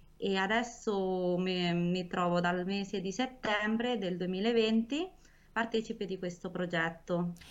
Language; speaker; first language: Italian; early bilingual, other home language; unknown